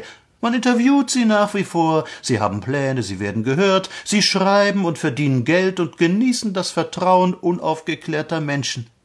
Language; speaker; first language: German; native; German